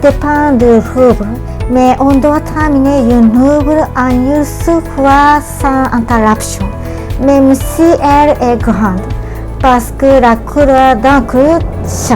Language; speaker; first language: French; non-native, learner; Japanese